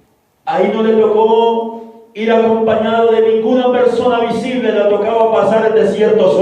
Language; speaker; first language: Spanish; native; Spanish